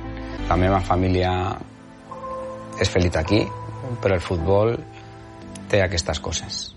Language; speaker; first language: Catalan; non-native, local second language; Spanish